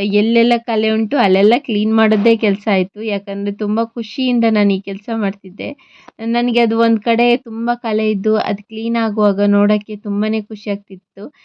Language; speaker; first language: Kannada; non-native, local second language; Tulu